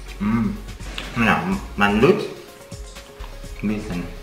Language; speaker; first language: German; non-native, learner; Indonesian